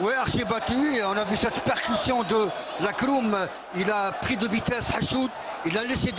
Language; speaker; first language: French; non-native, local second language; Arabic